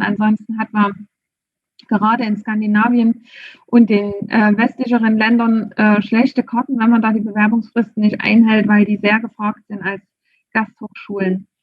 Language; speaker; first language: German; native; German